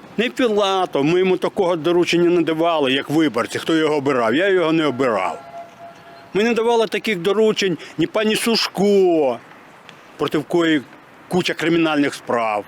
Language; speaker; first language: Ukrainian; native; Ukrainian